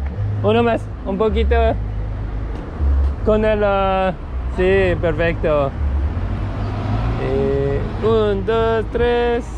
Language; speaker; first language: Spanish; non-native, learner; French